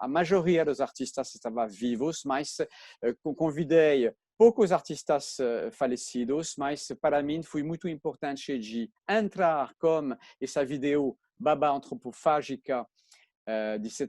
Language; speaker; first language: Portuguese; non-native, fluent; French